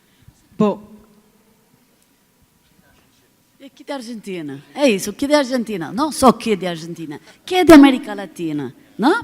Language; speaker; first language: Portuguese; non-native, fluent; Spanish